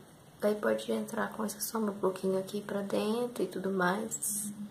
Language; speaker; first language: Portuguese; native; Portuguese